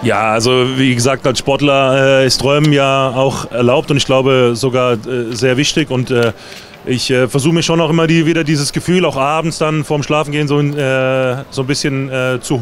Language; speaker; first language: German; native; German